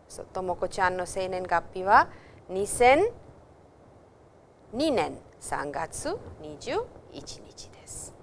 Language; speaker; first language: Japanese; non-native, fluent; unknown